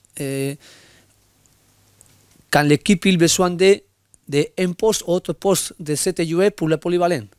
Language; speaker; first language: French; non-native, learner; Spanish